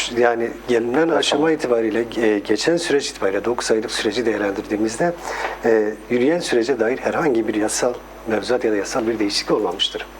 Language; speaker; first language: Turkish; non-native, local second language; Kurdish